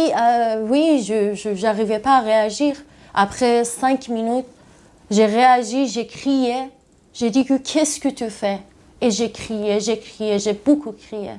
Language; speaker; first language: French; non-native, learner; Persian